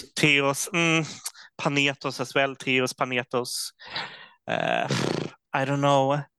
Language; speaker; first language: English; non-native, fluent; Swedish